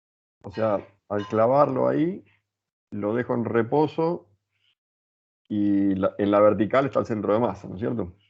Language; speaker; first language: Spanish; native; Spanish